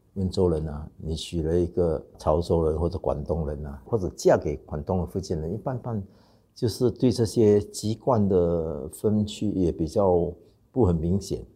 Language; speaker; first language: Chinese; non-native, local second language; Wu Chinese